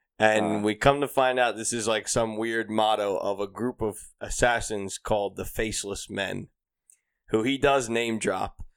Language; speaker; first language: English; native; English